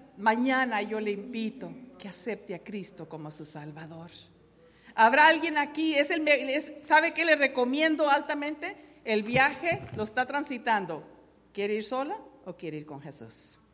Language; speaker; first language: Spanish; native; Spanish